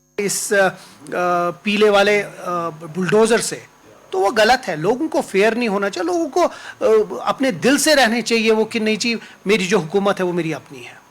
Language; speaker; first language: Urdu; non-native, local second language; Kashmiri